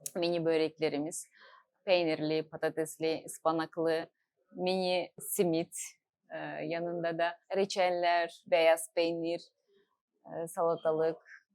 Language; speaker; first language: Turkish; non-native, fluent; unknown